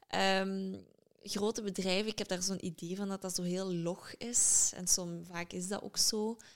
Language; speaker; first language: Dutch; native; Dutch